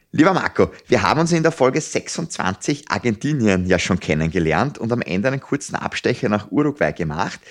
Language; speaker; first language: German; native; German